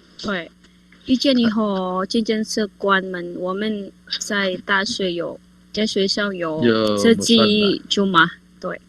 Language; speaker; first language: Chinese; non-native, learner; Indonesian